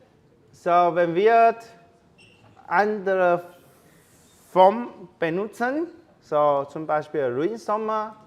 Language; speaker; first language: German; non-native, learner; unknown